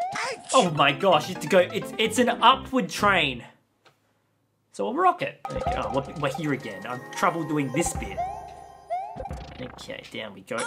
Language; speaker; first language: English; native; English